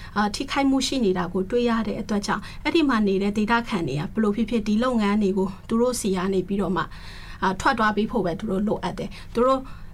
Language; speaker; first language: Burmese; non-native, local second language; Shan